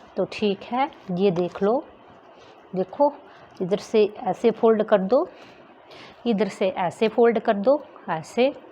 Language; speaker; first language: Hindi; non-native, local second language; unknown